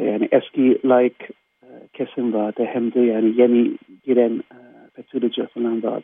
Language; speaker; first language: Turkish; non-native, fluent; English